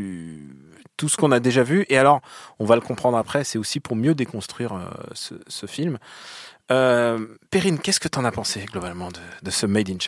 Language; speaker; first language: French; native; French